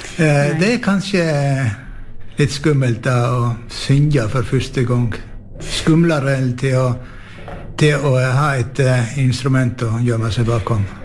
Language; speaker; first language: Norwegian; native; Norwegian